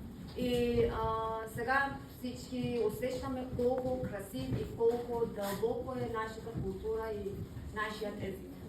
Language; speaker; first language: Bulgarian; non-native, learner; Persian